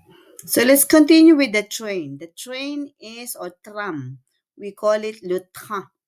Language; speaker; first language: English; non-native, local second language; Filipino